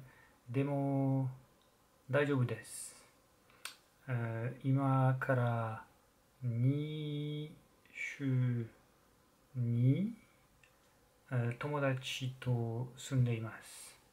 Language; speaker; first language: Japanese; non-native, learner; French